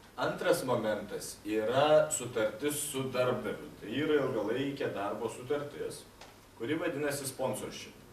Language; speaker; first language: Lithuanian; native; Lithuanian